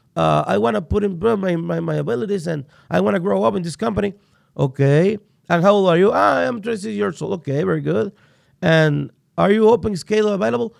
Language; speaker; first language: English; non-native, learner; Spanish